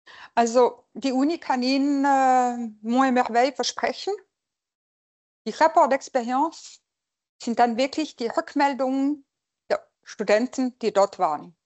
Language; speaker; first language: German; non-native, local second language; French